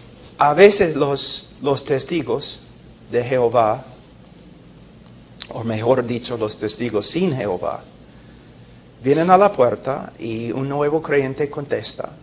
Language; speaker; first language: Spanish; non-native, fluent; English